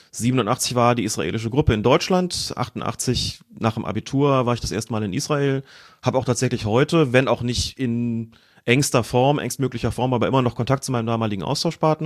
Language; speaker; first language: German; native; German